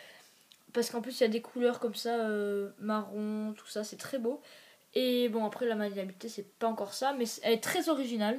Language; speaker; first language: French; native; French